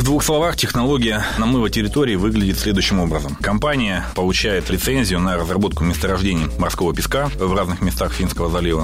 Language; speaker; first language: Russian; native; Russian